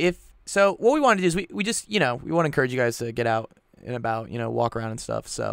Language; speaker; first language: English; native; English